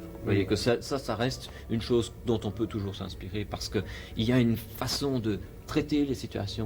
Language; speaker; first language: French; native; French